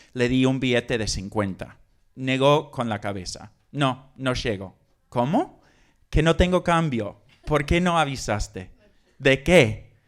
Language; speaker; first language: Spanish; non-native, fluent; English